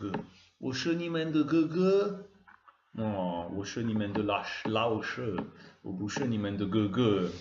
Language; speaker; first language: Chinese; non-native, learner; French